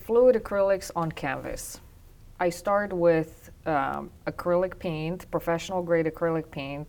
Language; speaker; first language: English; non-native, fluent; Romanian